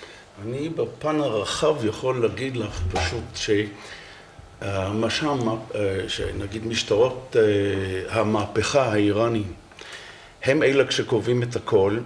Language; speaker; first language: Hebrew; non-native, fluent; English